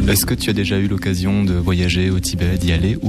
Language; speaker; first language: French; native; French